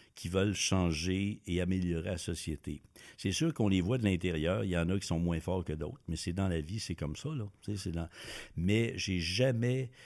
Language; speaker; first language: French; native; French